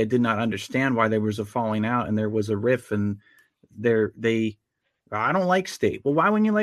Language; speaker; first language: English; native; English